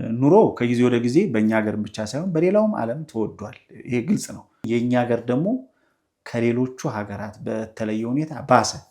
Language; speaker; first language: Amharic; native; Amharic